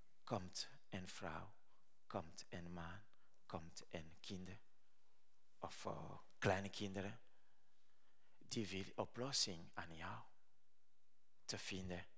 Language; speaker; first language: Dutch; non-native, learner; Rundi